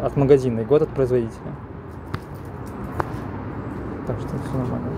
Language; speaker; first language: Russian; native; Russian